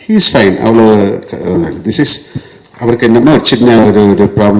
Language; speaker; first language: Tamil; non-native, local second language; Malayalam